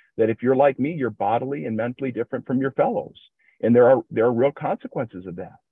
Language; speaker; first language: English; native; English